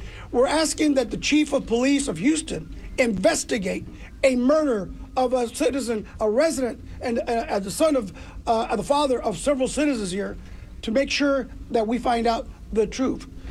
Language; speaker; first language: English; early bilingual, other home language; Spanish